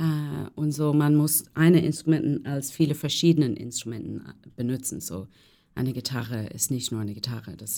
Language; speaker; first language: German; non-native, fluent; English